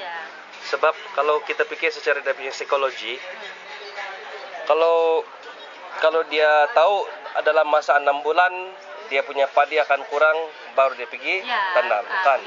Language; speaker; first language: Indonesian; non-native, local second language; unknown